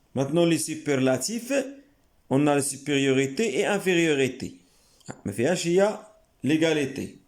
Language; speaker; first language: French; non-native, local second language; Arabic